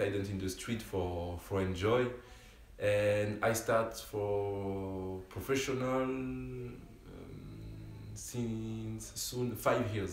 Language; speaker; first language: English; non-native, learner; French